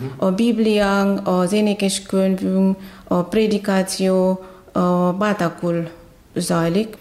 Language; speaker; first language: Hungarian; non-native, fluent; Batak Toba